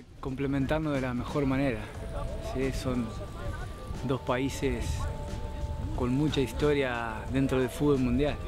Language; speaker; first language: Portuguese; non-native, learner; Spanish